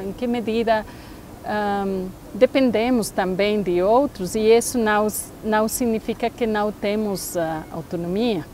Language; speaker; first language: Portuguese; non-native, fluent; Spanish